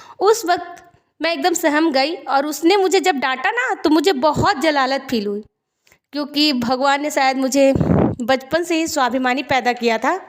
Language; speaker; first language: Hindi; native; Hindi